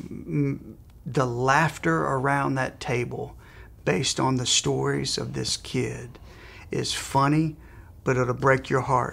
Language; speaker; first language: English; native; English